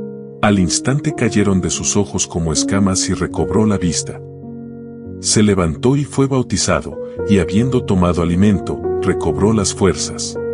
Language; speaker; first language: Spanish; native; Spanish